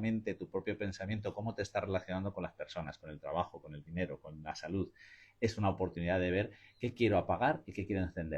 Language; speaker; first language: Spanish; native; Spanish